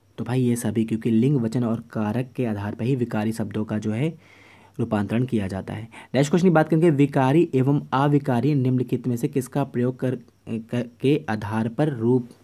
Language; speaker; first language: Hindi; native; Hindi